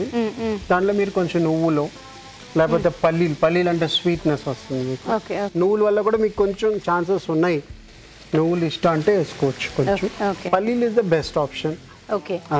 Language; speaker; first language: Telugu; native; Telugu